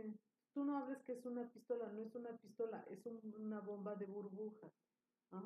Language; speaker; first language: Spanish; native; Spanish